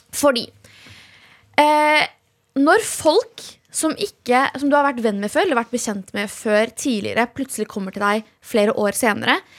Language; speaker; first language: Norwegian; early bilingual, other home language; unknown